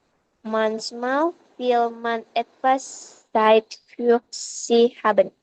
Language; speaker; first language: German; non-native, learner; Indonesian